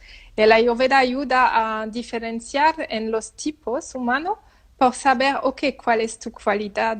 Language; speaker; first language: Spanish; non-native, learner; French